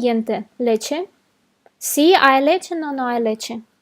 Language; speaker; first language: Spanish; non-native, fluent; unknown